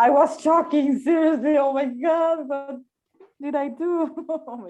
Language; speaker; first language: English; non-native, learner; Spanish